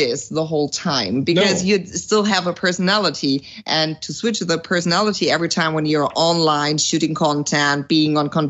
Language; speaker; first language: English; non-native, fluent; German